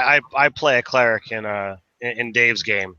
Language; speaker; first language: English; native; English